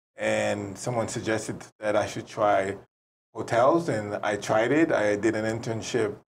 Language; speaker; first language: English; native; English